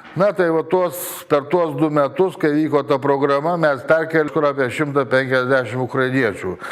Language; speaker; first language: Lithuanian; native; Lithuanian